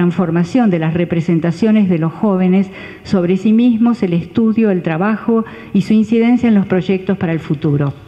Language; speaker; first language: Spanish; native; Spanish